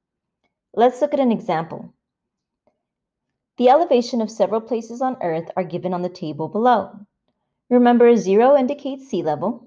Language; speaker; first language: English; native; English